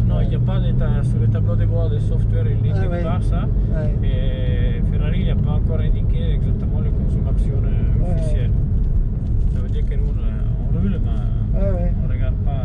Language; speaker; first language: French; non-native, fluent; Italian